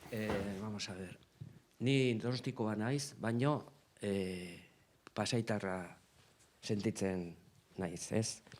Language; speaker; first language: Basque; non-native, local second language; Spanish